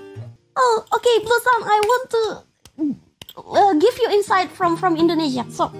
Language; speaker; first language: English; non-native, fluent; Indonesian